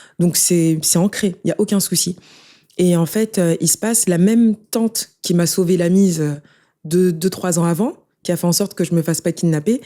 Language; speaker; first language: French; early bilingual, other home language; Haitian Creole